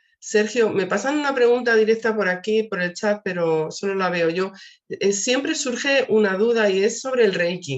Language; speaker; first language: Spanish; native; Spanish